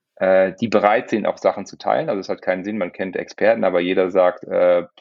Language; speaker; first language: German; non-native, local second language; Luxembourgish